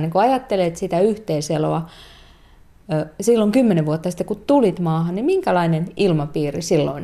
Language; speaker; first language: Finnish; native; Finnish